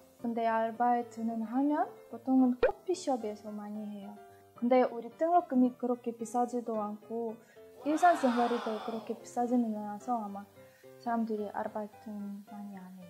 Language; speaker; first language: Korean; non-native, fluent; Russian